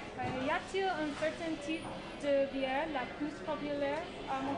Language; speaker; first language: French; non-native, learner; English